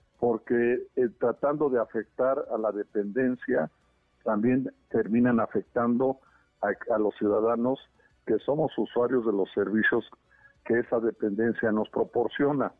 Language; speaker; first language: Spanish; native; Spanish